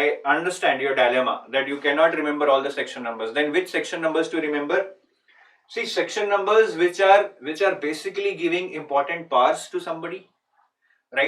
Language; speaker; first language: English; non-native, local second language; Hindi